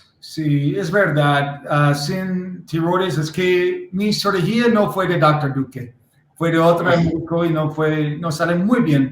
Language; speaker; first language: Spanish; non-native, learner; English